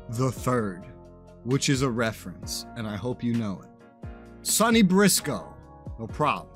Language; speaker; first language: English; native; English